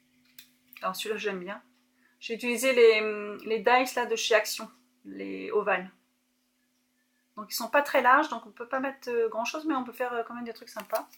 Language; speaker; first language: French; native; French